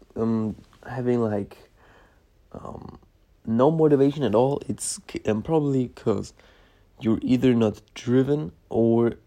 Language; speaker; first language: English; non-native, fluent; Polish